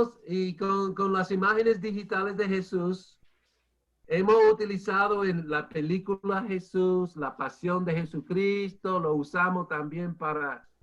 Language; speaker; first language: Spanish; non-native, fluent; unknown